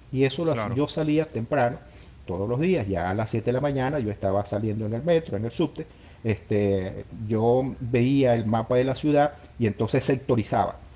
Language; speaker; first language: Spanish; native; Spanish